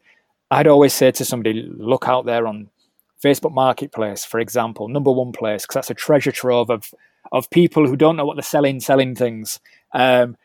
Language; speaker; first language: English; native; English